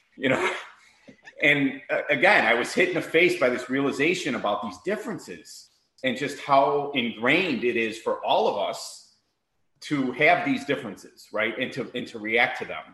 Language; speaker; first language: English; native; English